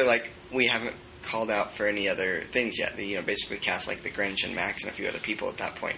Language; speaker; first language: English; native; English